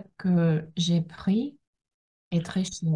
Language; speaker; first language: French; non-native, learner; Russian